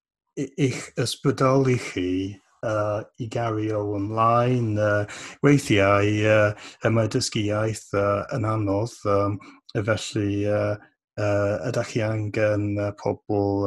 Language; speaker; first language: Welsh; non-native, fluent; English